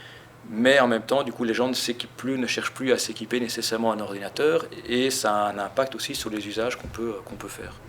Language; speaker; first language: French; native; French